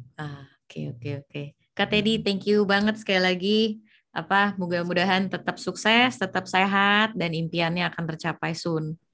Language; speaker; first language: Indonesian; native; Indonesian